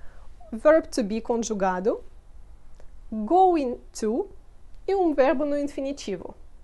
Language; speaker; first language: Portuguese; non-native, fluent; Russian